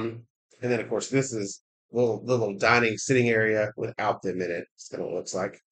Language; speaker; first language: English; native; English